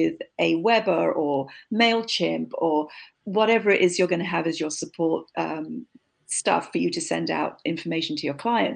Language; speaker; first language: English; native; English